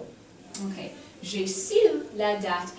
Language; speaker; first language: French; non-native, fluent; English